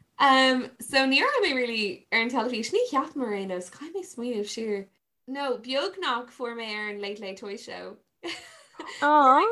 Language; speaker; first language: Irish; non-native, local second language; English